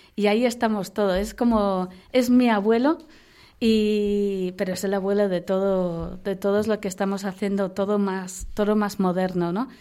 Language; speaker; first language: Spanish; non-native, fluent; English